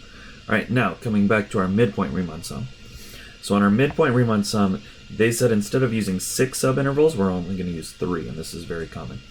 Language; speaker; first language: English; native; English